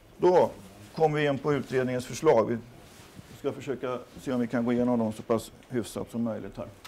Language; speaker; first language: Swedish; native; Swedish